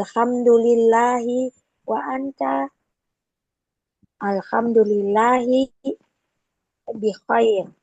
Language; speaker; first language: Arabic; non-native, learner; Indonesian